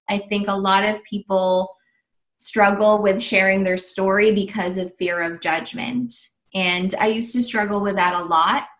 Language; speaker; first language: English; early bilingual, other home language; Filipino